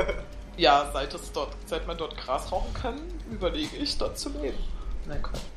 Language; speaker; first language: German; native; German